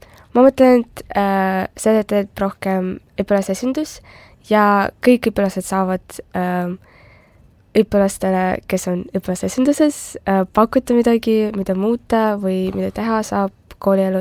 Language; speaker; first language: Estonian; non-native, local second language; Russian